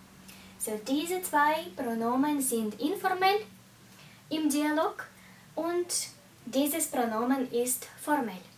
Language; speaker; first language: German; non-native, fluent; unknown